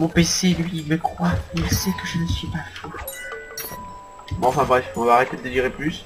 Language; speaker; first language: French; native; French